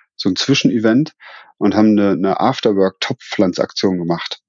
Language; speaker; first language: German; native; German